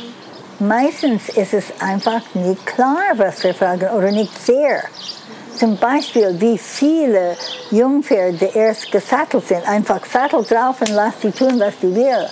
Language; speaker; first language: German; non-native, fluent; English